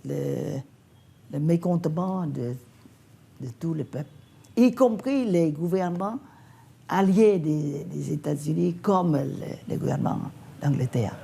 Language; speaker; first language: French; non-native, fluent; Vietnamese